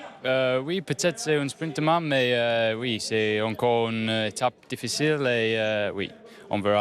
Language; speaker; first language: French; non-native, learner; English